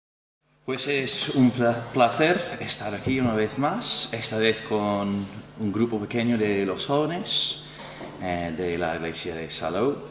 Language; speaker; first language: Spanish; non-native, fluent; English